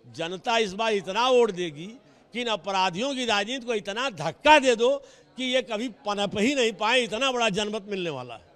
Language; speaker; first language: Hindi; native; Hindi